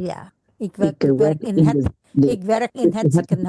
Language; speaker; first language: Dutch; non-native, learner; Indonesian